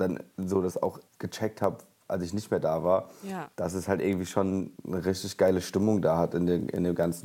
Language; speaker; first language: German; native; German